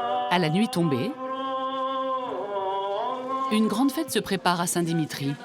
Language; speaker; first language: French; native; French